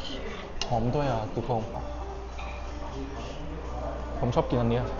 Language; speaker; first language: Thai; non-native, learner; Cantonese